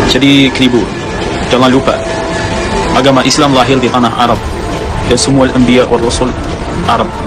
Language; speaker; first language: Indonesian; non-native, fluent; Arabic